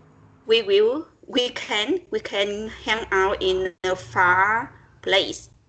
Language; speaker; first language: English; non-native, learner; Vietnamese